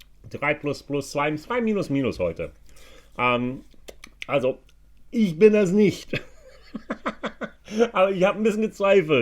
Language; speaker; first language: German; non-native, fluent; English